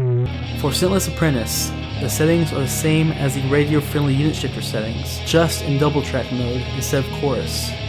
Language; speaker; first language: English; native; English